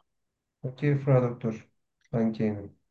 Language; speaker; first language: German; non-native, learner; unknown